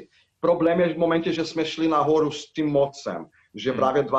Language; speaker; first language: Czech; non-native, fluent; Portuguese